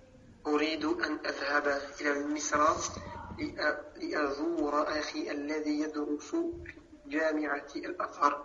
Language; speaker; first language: Arabic; non-native, learner; French